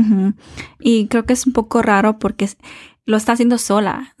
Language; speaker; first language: Spanish; early bilingual, heritage; Spanish